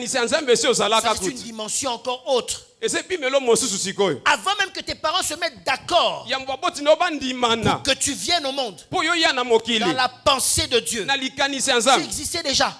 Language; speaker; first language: French; non-native, local second language; Lingala